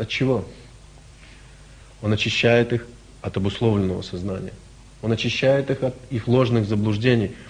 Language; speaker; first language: Russian; native; Russian